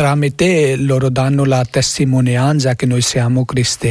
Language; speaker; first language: Italian; non-native, learner; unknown